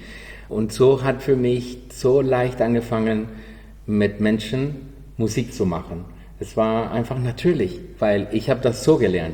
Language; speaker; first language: German; non-native, learner; Spanish